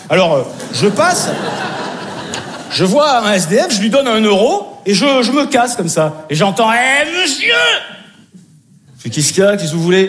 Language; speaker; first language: French; native; French